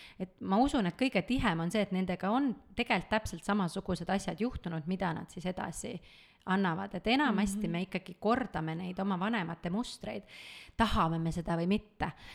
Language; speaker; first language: Estonian; native; Estonian